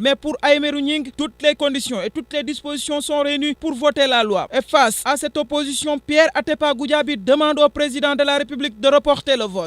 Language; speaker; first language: French; non-native, local second language; Wolof